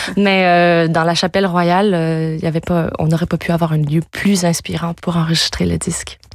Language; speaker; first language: French; native; French